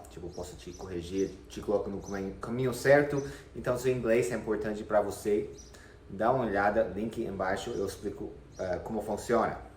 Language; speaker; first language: Portuguese; non-native, fluent; English